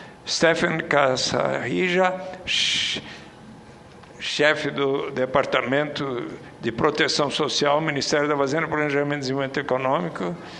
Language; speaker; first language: Portuguese; native; Portuguese